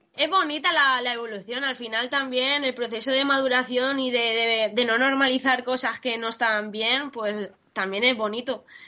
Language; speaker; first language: Spanish; native; Spanish